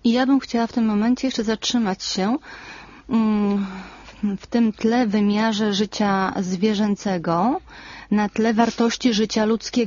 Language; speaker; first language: Polish; native; Polish